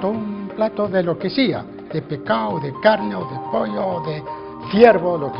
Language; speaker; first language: Spanish; non-native, learner; Arabic